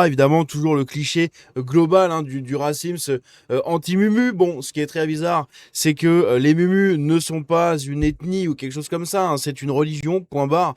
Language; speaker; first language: French; native; French